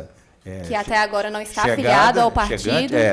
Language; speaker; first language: Portuguese; native; Portuguese